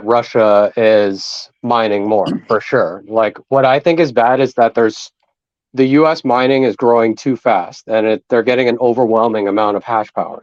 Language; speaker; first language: English; native; English